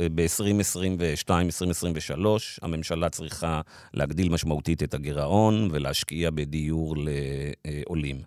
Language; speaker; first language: Hebrew; native; Hebrew